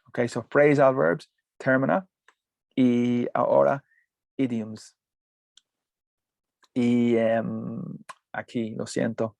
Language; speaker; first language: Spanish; non-native, learner; English